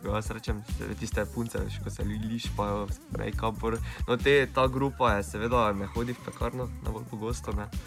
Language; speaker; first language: Slovenian; native; Slovenian